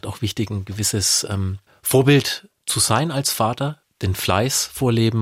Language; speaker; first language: German; native; German